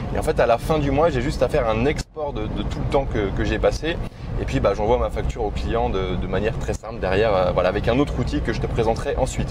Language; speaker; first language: French; native; French